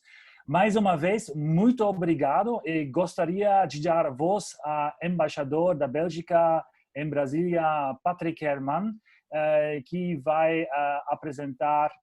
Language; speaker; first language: Portuguese; non-native, fluent; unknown